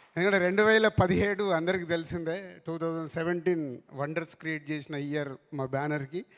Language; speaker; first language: Telugu; native; Telugu